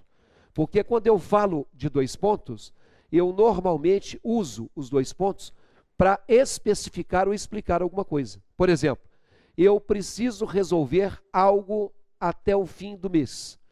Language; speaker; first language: Portuguese; native; Portuguese